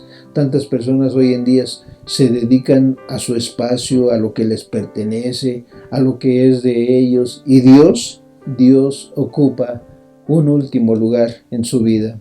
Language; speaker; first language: Spanish; native; Spanish